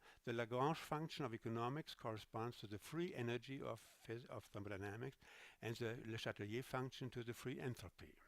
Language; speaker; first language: English; non-native, fluent; German